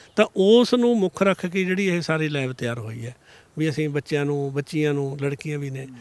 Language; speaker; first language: Punjabi; native; Punjabi